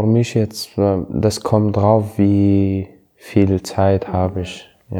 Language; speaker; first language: German; non-native, learner; Arabic